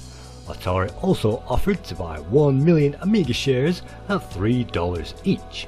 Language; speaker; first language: English; native; English